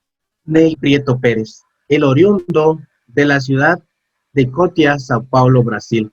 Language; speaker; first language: Spanish; native; Spanish